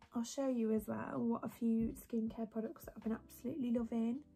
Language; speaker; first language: English; native; English